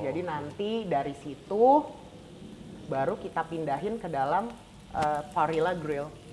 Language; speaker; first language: Indonesian; native; Indonesian